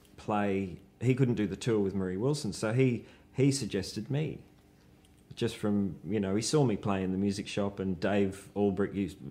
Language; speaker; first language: English; native; English